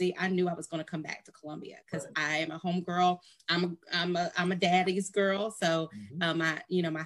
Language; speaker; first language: English; native; English